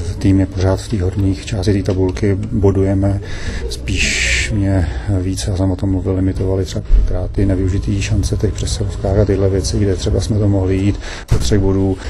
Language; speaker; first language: Czech; native; Czech